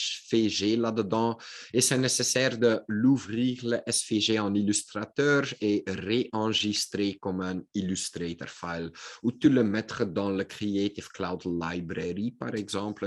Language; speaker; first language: French; non-native, local second language; Dutch